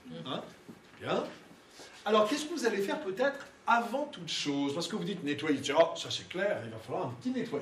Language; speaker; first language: French; native; French